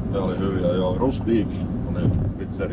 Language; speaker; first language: Finnish; native; Finnish